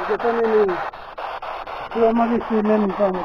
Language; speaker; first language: French; native; French